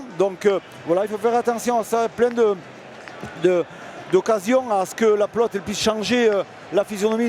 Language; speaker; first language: French; native; French